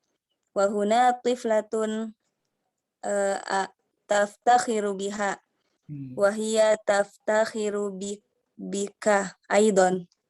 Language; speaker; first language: Arabic; non-native, learner; Indonesian